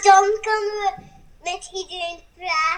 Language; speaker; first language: Dutch; early bilingual, heritage; Dutch